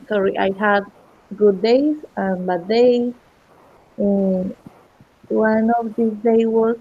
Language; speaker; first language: English; non-native, learner; Spanish